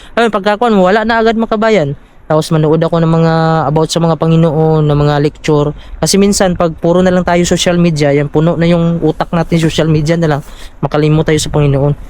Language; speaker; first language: Filipino; non-native, local second language; Cebuano